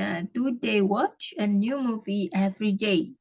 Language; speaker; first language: English; non-native, fluent; Indonesian